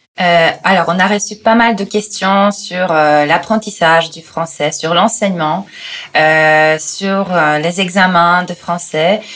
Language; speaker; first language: French; non-native, fluent; Polish